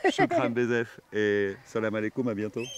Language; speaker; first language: French; native; French